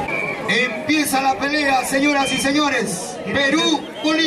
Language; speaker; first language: Spanish; native; Spanish